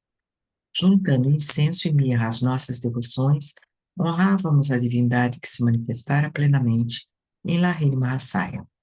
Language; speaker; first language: Portuguese; native; Portuguese